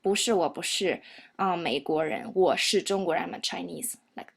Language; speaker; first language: Chinese; non-native, fluent; English